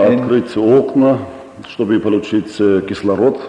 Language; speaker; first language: Russian; non-native, local second language; Estonian